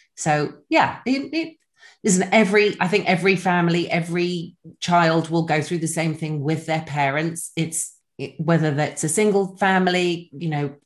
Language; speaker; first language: English; native; English